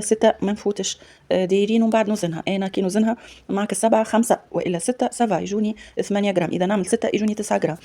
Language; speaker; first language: Arabic; native; Arabic